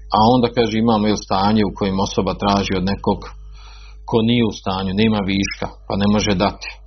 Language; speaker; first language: Croatian; native; Croatian